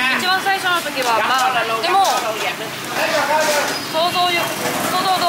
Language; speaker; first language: Japanese; non-native, fluent; Vietnamese